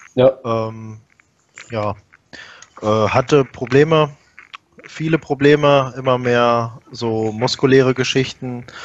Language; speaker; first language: German; native; German